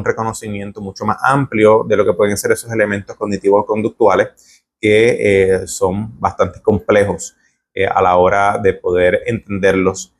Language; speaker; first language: Spanish; native; Spanish